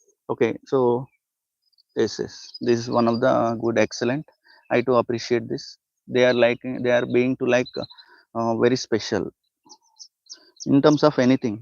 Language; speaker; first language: English; non-native, local second language; Telugu